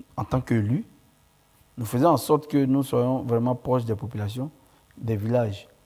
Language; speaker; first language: French; non-native, local second language; Mandingo